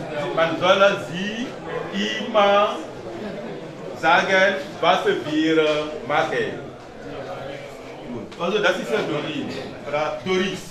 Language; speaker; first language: German; non-native, learner; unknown